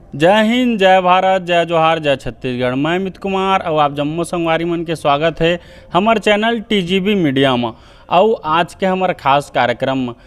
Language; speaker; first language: Hindi; native; Hindi